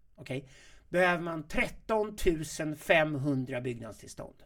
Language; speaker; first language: Swedish; native; Swedish